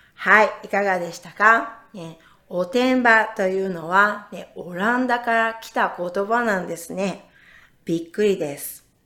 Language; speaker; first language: Japanese; native; Japanese